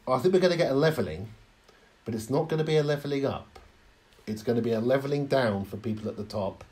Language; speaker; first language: English; native; English